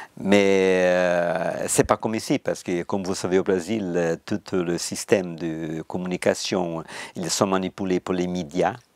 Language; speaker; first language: French; non-native, fluent; Portuguese